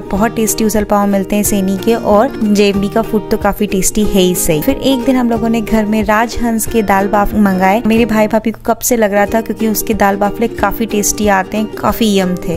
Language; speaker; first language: Hindi; native; Hindi